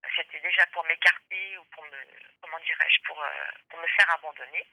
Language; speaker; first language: French; native; French